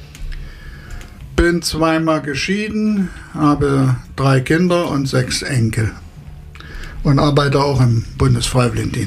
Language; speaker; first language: German; native; German